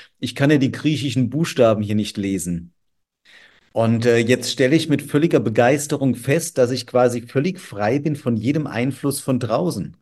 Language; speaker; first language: German; native; German